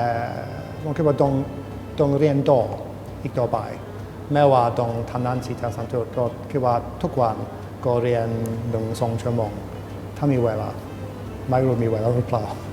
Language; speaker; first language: Thai; non-native, learner; English